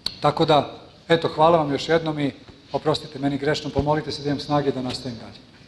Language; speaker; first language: Serbian; early bilingual, heritage; Serbian